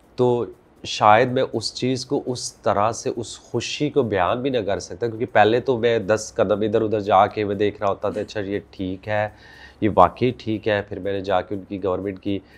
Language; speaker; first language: Urdu; native; Urdu